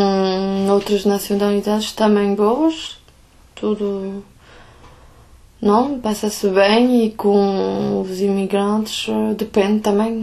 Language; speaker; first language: Portuguese; early bilingual, heritage; Portuguese